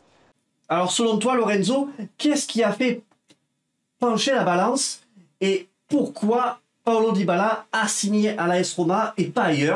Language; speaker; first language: French; native; French